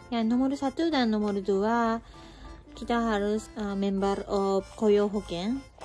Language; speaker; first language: Indonesian; non-native, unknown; Japanese